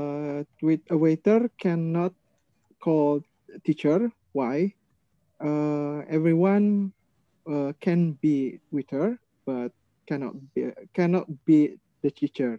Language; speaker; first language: English; non-native, learner; Indonesian